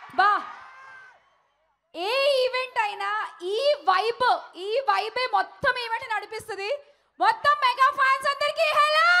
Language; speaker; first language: Telugu; native; Telugu